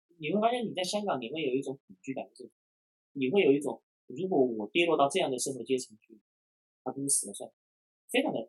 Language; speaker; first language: Chinese; non-native, local second language; Cantonese